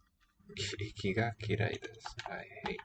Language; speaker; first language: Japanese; non-native, learner; English